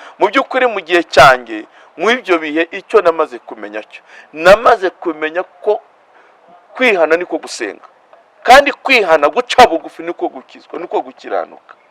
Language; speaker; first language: Kinyarwanda; non-native, local second language; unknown